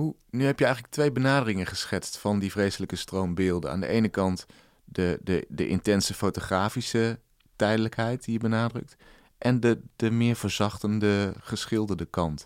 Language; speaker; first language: Dutch; native; Dutch